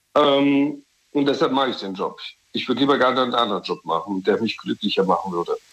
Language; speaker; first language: German; native; German